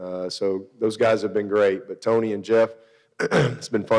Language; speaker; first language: English; native; English